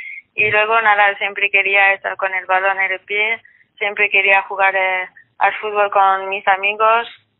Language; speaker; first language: Spanish; non-native, fluent; French